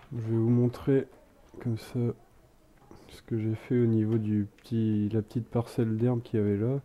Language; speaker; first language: French; native; French